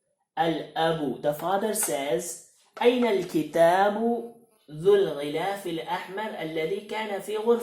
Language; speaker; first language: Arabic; non-native, fluent; Hindi